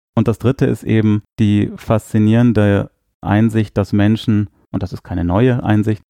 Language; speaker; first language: German; native; German